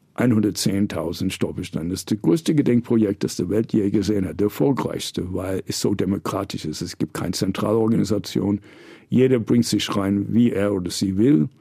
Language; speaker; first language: German; non-native, fluent; English